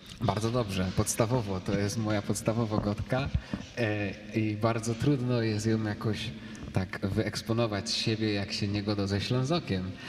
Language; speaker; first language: Polish; native; Polish